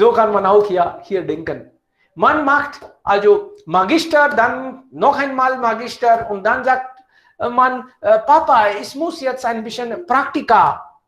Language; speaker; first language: German; non-native, fluent; Hindi